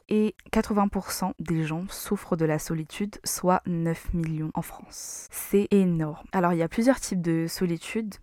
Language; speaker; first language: French; non-native, local second language; Malagasy